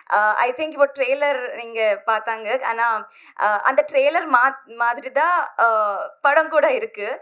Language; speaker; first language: Tamil; non-native, learner; Telugu